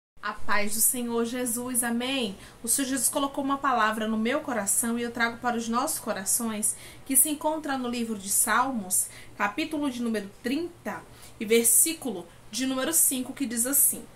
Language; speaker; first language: Portuguese; native; Portuguese